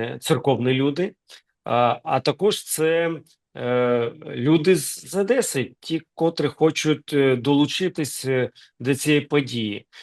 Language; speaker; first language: Ukrainian; non-native, local second language; Russian